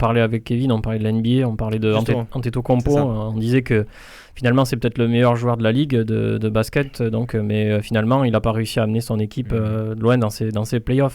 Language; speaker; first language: French; native; French